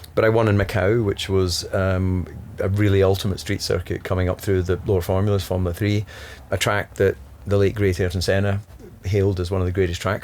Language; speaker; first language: English; native; English